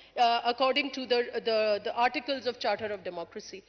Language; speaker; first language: English; non-native, local second language; Urdu